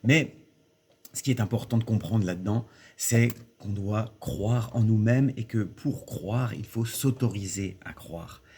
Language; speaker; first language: French; native; French